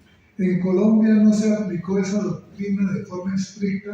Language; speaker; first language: Spanish; native; Spanish